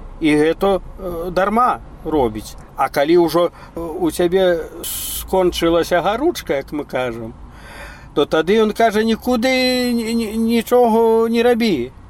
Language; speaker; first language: Belarusian; native; Belarusian